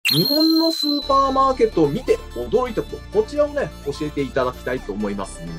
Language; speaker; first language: Japanese; native; Japanese